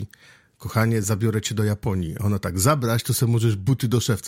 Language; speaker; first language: Polish; native; Polish